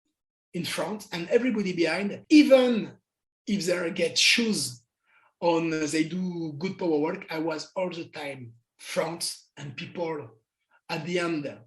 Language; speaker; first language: English; non-native, learner; French